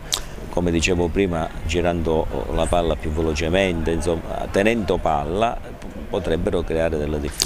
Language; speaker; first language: Italian; native; Italian